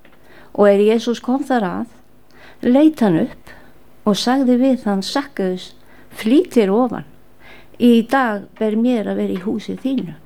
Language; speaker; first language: Icelandic; native; Icelandic